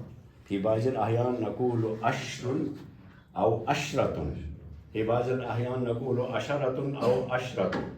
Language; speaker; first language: Arabic; non-native, fluent; Kashmiri